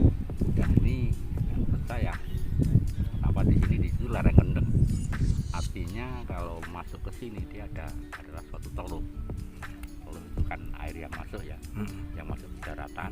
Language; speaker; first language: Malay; non-native, local second language; Javanese